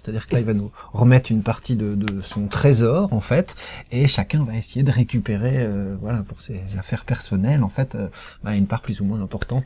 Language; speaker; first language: French; native; French